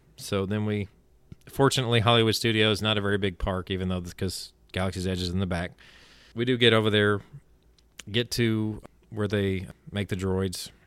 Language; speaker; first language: English; native; English